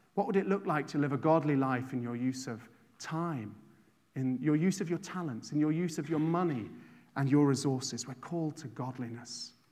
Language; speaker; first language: English; native; English